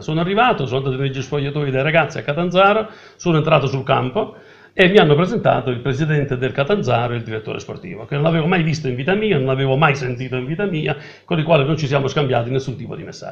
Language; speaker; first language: Italian; native; Italian